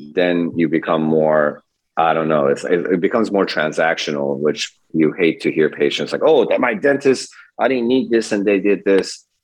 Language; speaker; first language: English; early bilingual, other home language; Persian